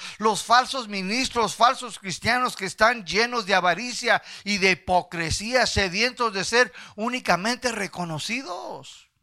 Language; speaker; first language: Spanish; early bilingual, heritage; Spanish